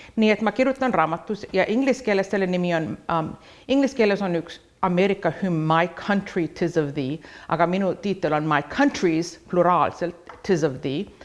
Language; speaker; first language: Estonian; early bilingual, heritage; Estonian